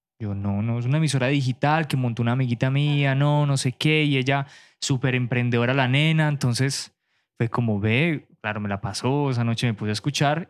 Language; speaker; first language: Spanish; native; Spanish